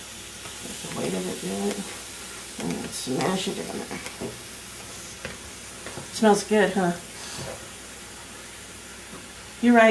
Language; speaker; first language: English; native; English